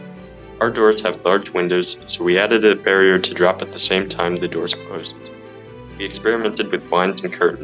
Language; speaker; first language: English; native; English